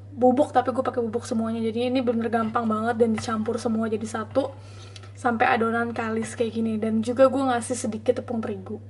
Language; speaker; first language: Indonesian; native; Indonesian